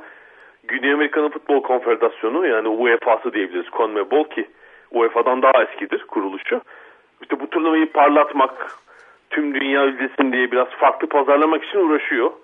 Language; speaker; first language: Turkish; native; Turkish